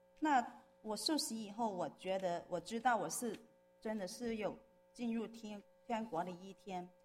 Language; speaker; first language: Chinese; non-native, local second language; Cantonese